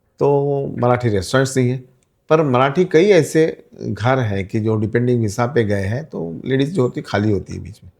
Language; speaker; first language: Hindi; non-native, local second language; Marathi